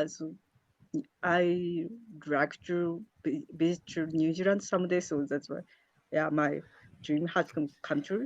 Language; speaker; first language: English; non-native, learner; Japanese